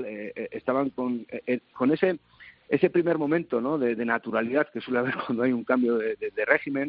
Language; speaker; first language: Spanish; native; Spanish